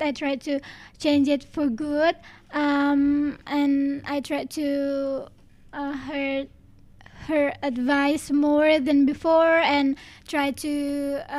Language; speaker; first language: English; non-native, learner; Indonesian